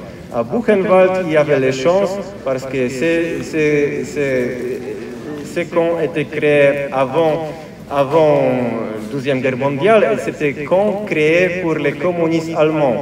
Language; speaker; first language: French; non-native, fluent; Polish